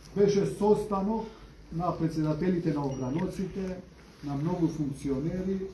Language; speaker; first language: Macedonian; non-native, local second language; Albanian